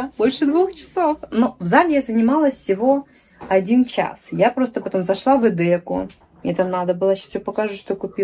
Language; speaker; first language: Russian; native; Russian